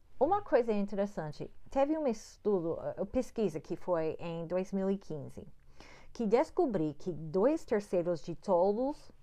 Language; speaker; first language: Portuguese; non-native, learner; English